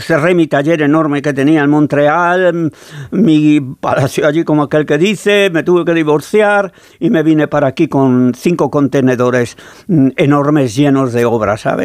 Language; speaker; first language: Spanish; native; Spanish